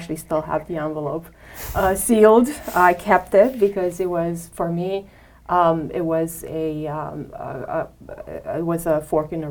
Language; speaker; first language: English; non-native, fluent; Romanian